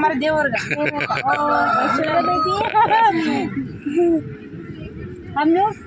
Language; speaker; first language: Hindi; non-native, local second language; Malayalam